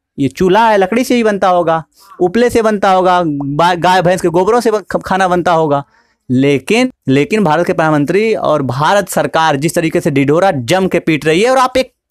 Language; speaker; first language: Hindi; native; Hindi